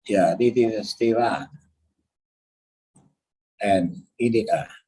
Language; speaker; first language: English; non-native, learner; Thai